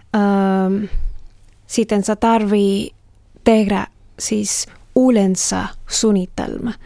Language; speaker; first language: Finnish; non-native, fluent; Spanish